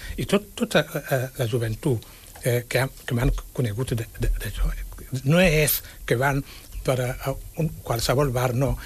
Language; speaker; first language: Catalan; non-native, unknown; Wolof